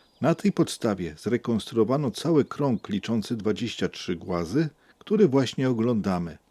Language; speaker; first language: Polish; native; Polish